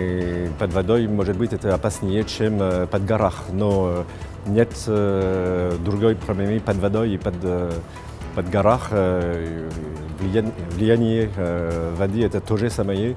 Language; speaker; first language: Russian; non-native, fluent; French